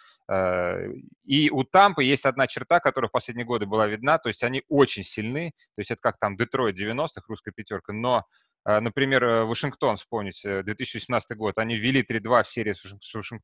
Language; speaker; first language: Russian; native; Russian